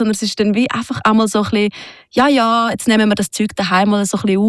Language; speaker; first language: German; native; German